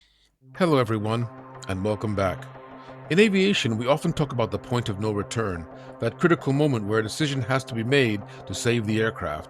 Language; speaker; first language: English; native; English